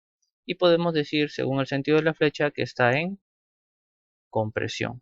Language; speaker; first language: Spanish; native; Spanish